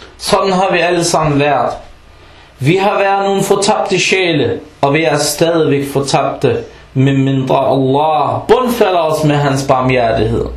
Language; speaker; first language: Danish; non-native, fluent; Arabic